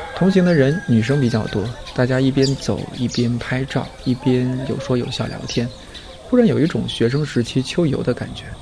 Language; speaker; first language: Chinese; native; Chinese